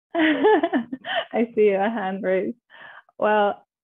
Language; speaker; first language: English; non-native, fluent; Indonesian